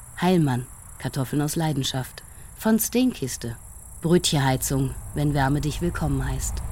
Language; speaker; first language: German; native; German